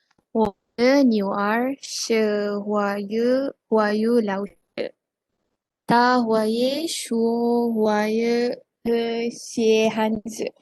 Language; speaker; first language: Chinese; non-native, learner; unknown